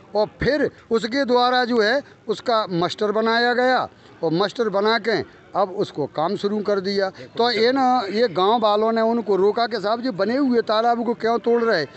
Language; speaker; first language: Hindi; native; Hindi